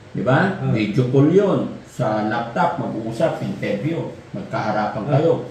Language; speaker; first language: Filipino; native; Filipino